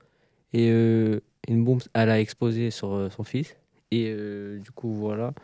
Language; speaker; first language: French; early bilingual, other home language; Arabic